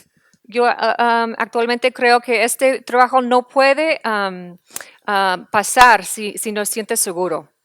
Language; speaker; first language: Spanish; non-native, fluent; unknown